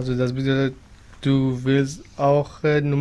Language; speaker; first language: German; non-native, learner; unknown